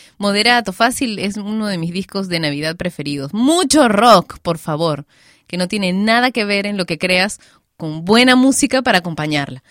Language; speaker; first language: Spanish; native; Spanish